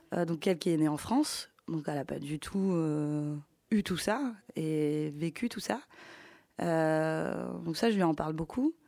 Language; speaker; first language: French; early bilingual, other home language; Ukrainian